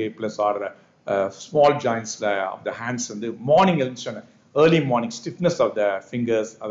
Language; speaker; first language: English; non-native, local second language; Tamil